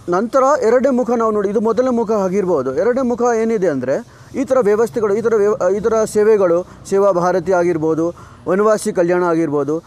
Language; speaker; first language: Kannada; non-native, fluent; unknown